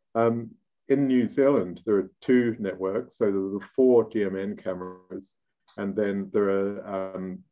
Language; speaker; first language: English; native; English